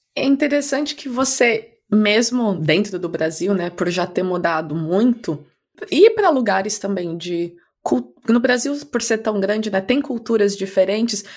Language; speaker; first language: Portuguese; native; Portuguese